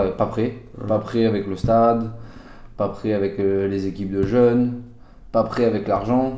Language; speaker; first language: French; native; French